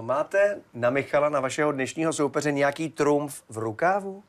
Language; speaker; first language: Czech; native; Czech